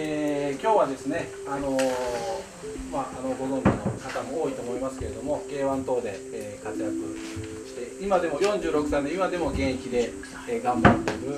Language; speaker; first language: Japanese; native; Japanese